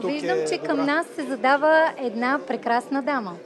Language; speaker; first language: Bulgarian; native; Bulgarian